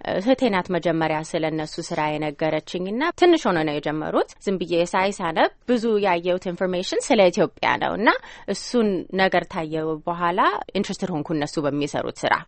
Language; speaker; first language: Amharic; early bilingual, heritage; Amharic